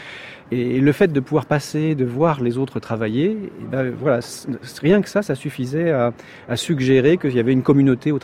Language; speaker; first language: French; native; French